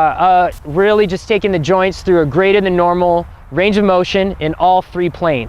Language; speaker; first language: English; native; English